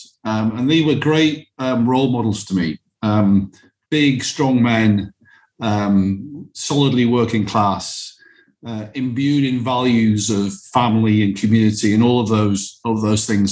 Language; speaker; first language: English; native; English